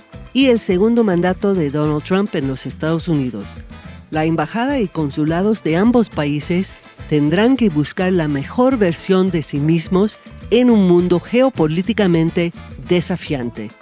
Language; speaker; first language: Spanish; non-native, fluent; English